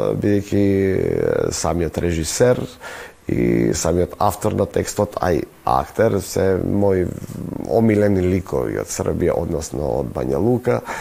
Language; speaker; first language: Macedonian; native; Macedonian